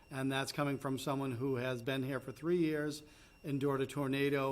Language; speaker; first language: English; native; English